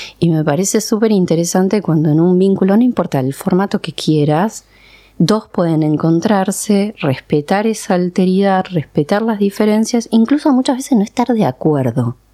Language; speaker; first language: Spanish; early bilingual, other home language; Persian